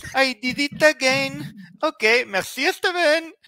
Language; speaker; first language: French; native; French